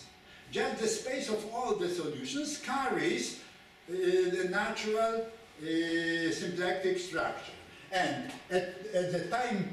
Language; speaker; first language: English; non-native, fluent; Polish